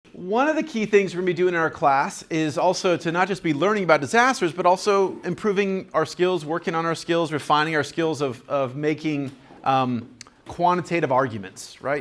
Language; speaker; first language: English; native; English